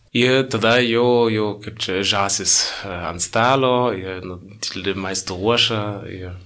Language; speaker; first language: Lithuanian; non-native, fluent; German